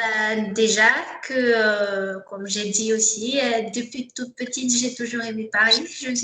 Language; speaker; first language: French; non-native, local second language; Malagasy